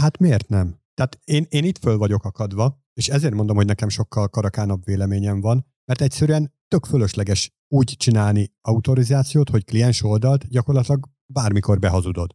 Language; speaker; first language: Hungarian; native; Hungarian